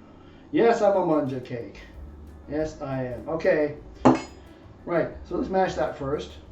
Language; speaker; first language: English; native; English